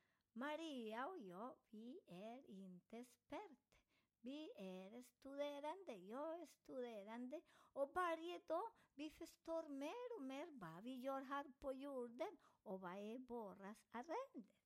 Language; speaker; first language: Swedish; non-native, fluent; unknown